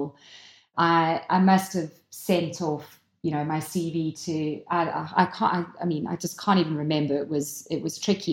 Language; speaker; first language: English; native; English